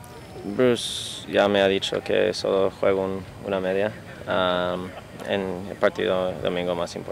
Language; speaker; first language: Spanish; non-native, learner; English